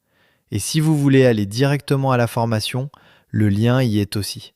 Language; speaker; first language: French; native; French